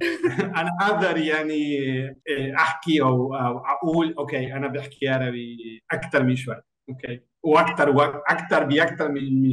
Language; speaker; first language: Arabic; non-native, learner; Spanish